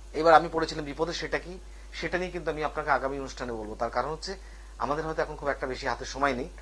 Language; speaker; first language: Bangla; native; Bangla